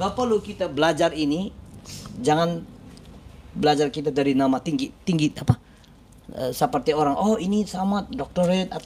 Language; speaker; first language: Indonesian; non-native, learner; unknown